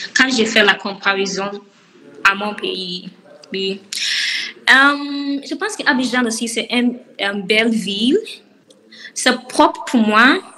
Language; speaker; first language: French; non-native, learner; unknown